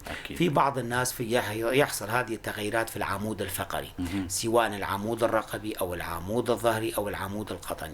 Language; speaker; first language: Arabic; non-native, local second language; Kurdish